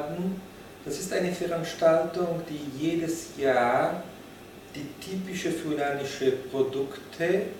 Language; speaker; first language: German; non-native, fluent; Italian